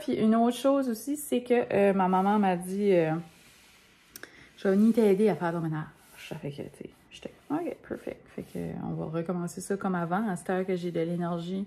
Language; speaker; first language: French; native; French